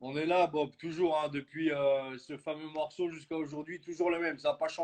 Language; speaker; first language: French; native; French